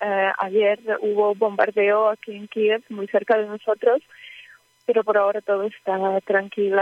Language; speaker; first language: Spanish; early bilingual, heritage; Ukrainian